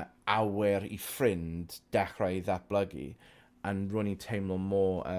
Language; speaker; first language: Welsh; non-native, local second language; English